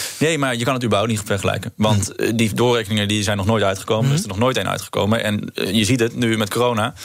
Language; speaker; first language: Dutch; native; Dutch